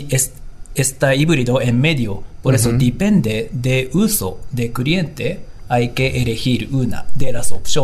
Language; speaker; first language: Spanish; non-native, learner; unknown